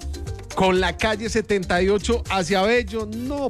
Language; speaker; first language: Spanish; native; Spanish